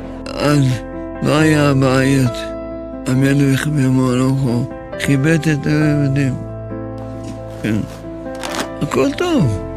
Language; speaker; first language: Hebrew; early bilingual, other home language; Arabic